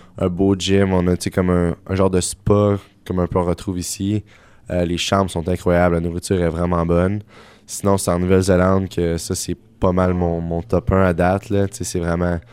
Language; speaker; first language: French; native; French